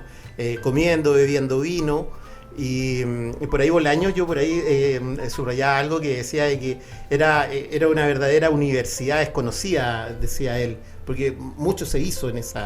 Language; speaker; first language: Spanish; native; Spanish